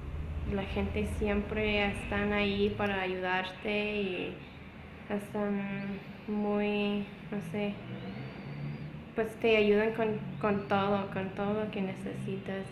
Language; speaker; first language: Spanish; non-native, fluent; English